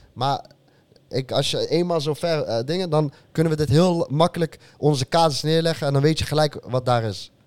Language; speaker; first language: Dutch; early bilingual, other home language; Arabic